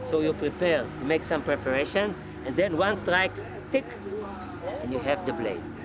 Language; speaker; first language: English; non-native, fluent; Hebrew